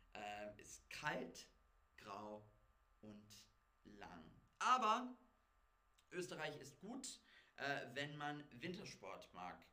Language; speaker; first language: German; non-native, fluent; English